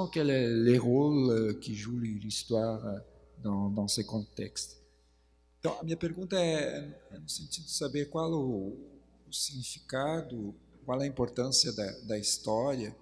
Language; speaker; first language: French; non-native, fluent; Portuguese